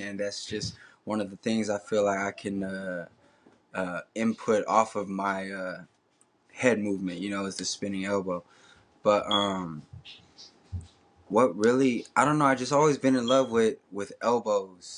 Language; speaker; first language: English; native; English